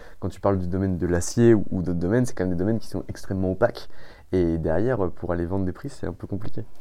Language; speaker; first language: French; native; French